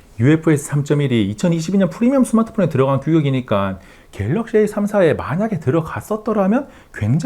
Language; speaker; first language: Korean; native; Korean